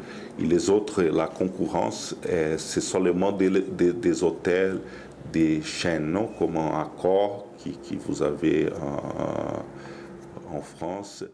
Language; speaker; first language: French; non-native, learner; Portuguese